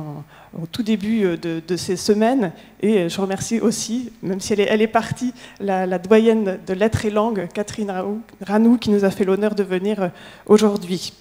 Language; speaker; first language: French; native; French